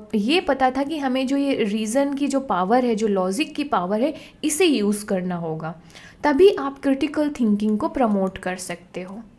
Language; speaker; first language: Hindi; native; Hindi